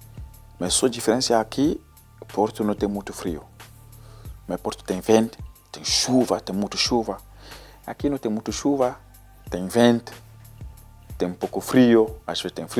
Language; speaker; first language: Portuguese; non-native, learner; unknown